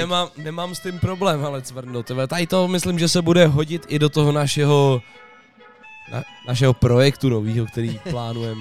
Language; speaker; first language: Czech; native; Czech